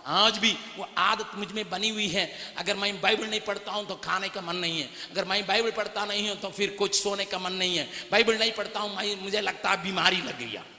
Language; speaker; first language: Hindi; non-native, local second language; Tamil